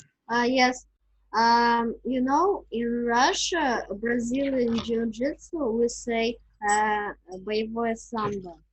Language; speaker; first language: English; non-native, learner; Russian